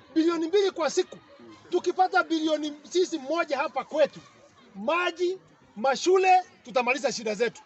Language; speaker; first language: Swahili; non-native, local second language; Kikuyu